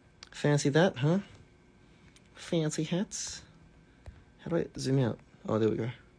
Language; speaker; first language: English; early bilingual, other home language; Korean